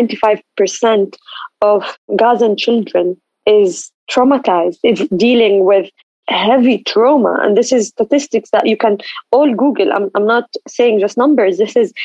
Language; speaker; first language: English; non-native, fluent; Arabic